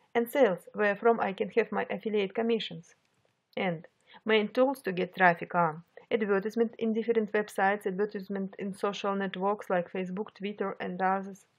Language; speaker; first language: English; non-native, fluent; Russian